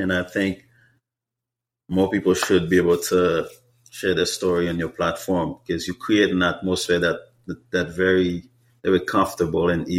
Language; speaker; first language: English; non-native, fluent; Haitian Creole